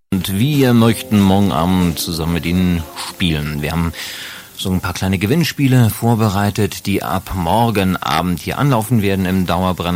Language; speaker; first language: German; native; German